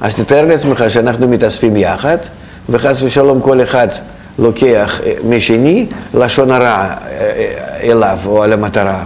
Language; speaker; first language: Hebrew; non-native, fluent; Russian